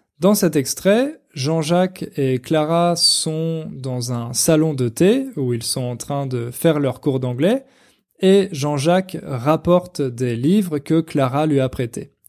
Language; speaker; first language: French; native; French